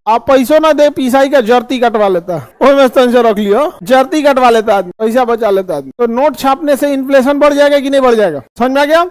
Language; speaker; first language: Hindi; native; Hindi